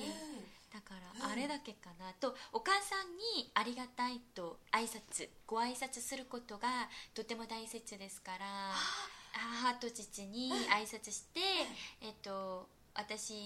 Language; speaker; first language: Japanese; non-native, fluent; Korean